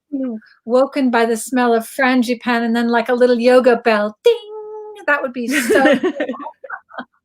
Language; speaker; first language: English; native; English